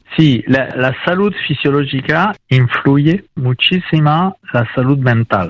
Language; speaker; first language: Spanish; non-native, fluent; French